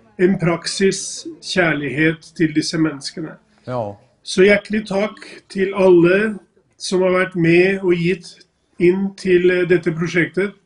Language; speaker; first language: Norwegian; non-native, fluent; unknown